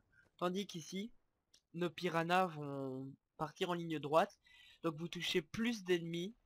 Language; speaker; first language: French; native; French